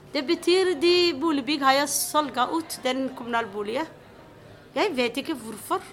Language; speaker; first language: Norwegian; non-native, fluent; Somali